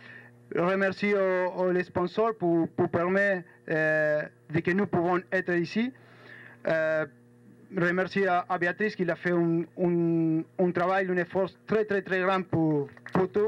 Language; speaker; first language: French; non-native, fluent; Spanish